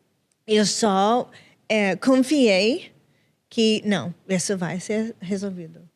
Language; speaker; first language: Portuguese; non-native, fluent; English